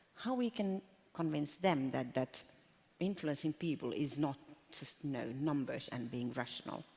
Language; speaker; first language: English; non-native, fluent; Finnish